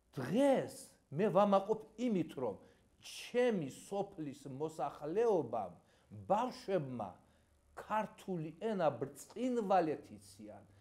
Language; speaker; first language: Georgian; non-native, local second language; Azerbaijani